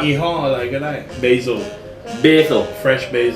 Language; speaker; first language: Thai; non-native, fluent; English